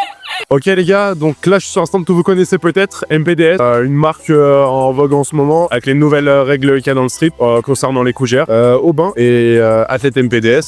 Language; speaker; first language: French; native; French